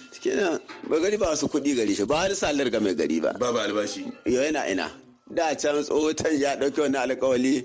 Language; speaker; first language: Hausa; native; Hausa